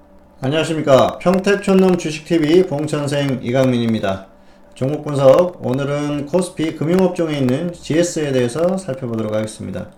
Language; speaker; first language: Korean; native; Korean